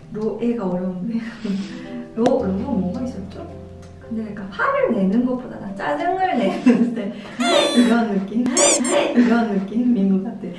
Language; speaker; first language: Korean; non-native, fluent; Japanese